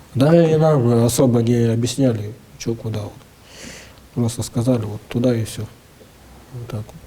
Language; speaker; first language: Russian; native; Russian